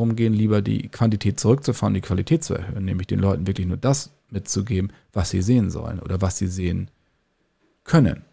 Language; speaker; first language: German; native; German